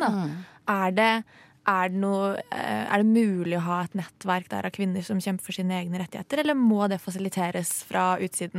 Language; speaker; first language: Norwegian; native; Norwegian